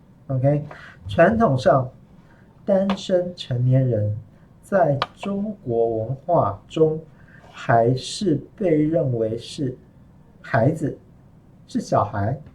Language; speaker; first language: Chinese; non-native, fluent; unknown